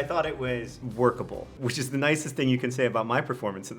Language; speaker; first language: English; native; English